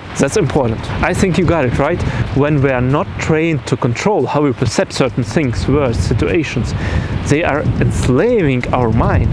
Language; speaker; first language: English; non-native, fluent; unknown